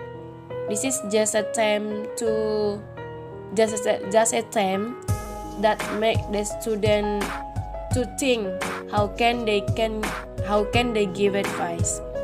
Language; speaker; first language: English; non-native, learner; Indonesian